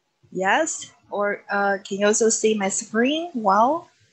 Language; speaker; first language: English; non-native, fluent; Chinese